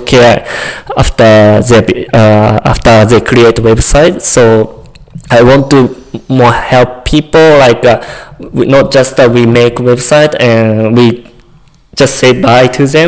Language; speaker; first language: English; non-native, learner; Japanese